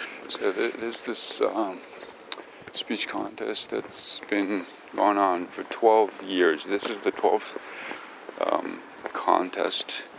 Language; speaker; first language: English; non-native, fluent; Japanese